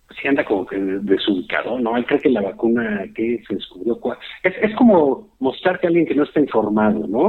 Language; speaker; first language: Spanish; native; Spanish